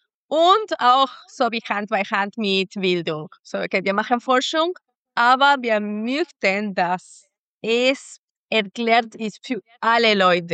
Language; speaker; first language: German; non-native, fluent; Spanish